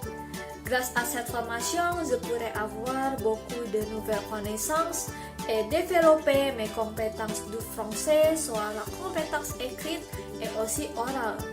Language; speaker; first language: French; non-native, fluent; Indonesian